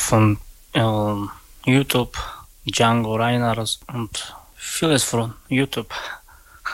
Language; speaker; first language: German; non-native, learner; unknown